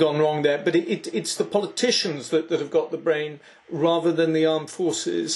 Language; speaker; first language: English; native; English